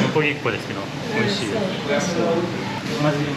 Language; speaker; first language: Japanese; native; Japanese